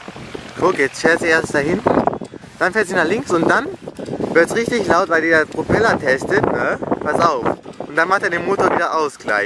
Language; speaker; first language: German; native; German